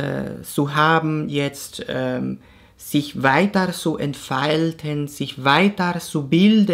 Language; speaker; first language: German; non-native, fluent; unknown